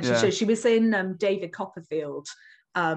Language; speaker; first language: English; native; English